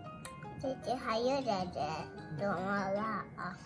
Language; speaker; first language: Chinese; early bilingual, heritage; Chinese